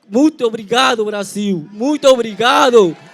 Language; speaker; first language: Portuguese; non-native, learner; Spanish